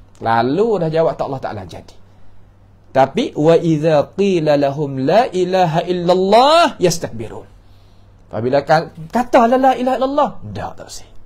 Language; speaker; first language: Malay; native; Malay